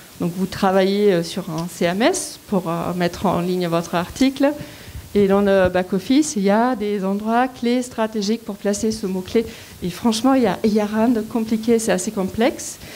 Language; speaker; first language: French; non-native, fluent; German